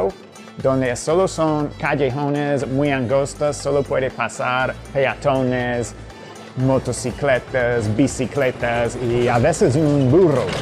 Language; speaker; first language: Spanish; non-native, fluent; English